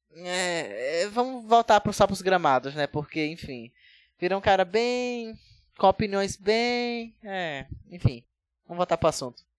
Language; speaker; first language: Portuguese; native; Portuguese